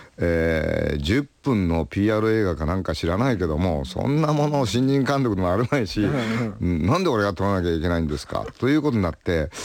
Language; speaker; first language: Japanese; native; Japanese